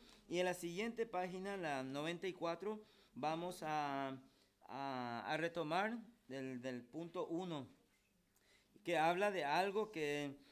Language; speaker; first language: Spanish; native; Spanish